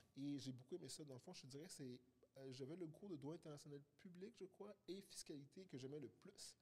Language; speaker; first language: French; early bilingual, other home language; Haitian Creole